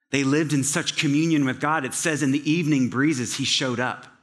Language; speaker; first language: English; native; English